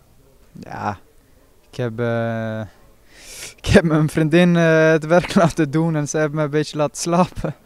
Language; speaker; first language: Dutch; non-native, fluent; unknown